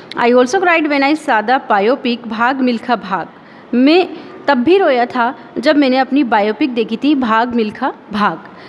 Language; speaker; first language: Hindi; native; Hindi